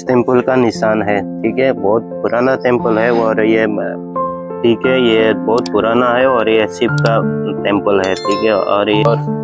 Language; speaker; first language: Hindi; non-native, local second language; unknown